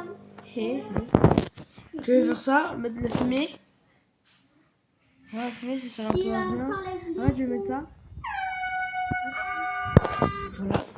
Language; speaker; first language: French; native; French